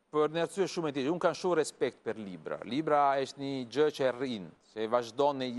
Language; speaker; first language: Albanian; non-native, learner; Italian